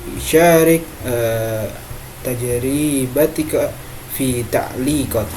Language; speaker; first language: Arabic; non-native, learner; Indonesian